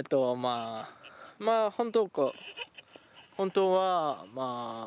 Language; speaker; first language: Japanese; non-native, learner; French